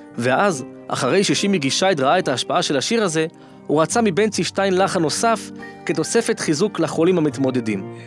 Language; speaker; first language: Hebrew; native; Hebrew